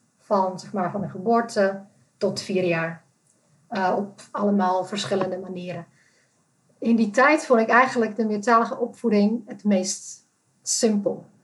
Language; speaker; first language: Dutch; non-native, fluent; Czech